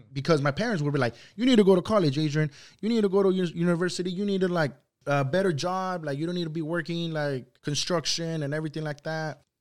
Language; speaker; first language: English; early bilingual, other home language; Spanish